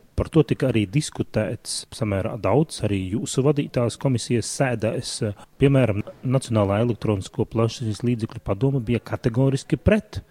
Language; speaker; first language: Latvian; native; Latvian